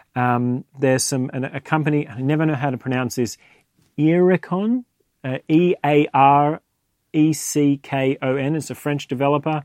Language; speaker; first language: English; native; English